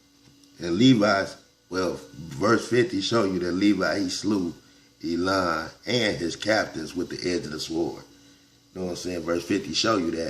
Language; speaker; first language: English; native; English